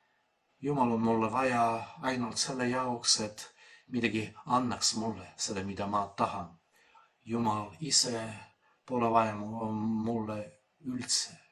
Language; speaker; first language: Estonian; non-native, fluent; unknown